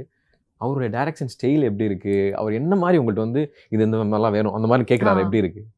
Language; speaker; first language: Tamil; native; Tamil